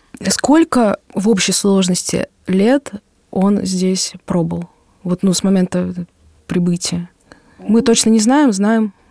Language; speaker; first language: Russian; native; Russian